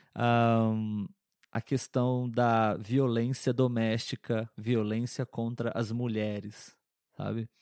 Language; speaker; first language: Portuguese; native; Portuguese